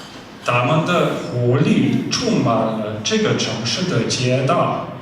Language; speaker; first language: Chinese; non-native, fluent; Slovenian